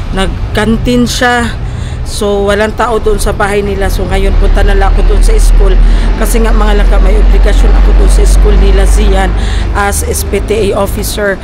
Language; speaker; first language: Filipino; non-native, local second language; Cebuano